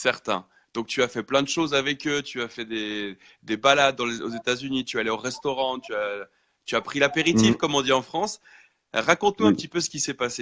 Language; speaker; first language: French; native; French